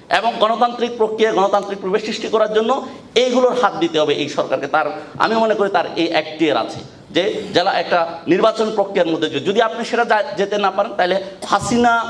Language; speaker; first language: Bangla; non-native, local second language; Chakma